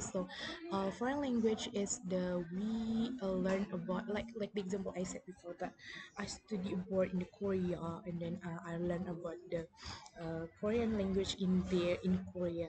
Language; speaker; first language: English; non-native, learner; Indonesian